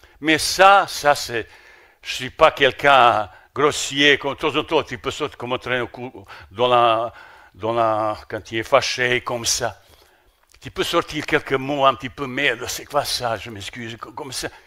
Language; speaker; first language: French; non-native, fluent; Bosnian